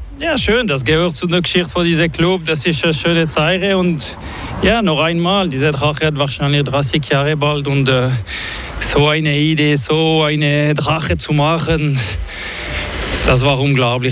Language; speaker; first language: German; non-native, learner; French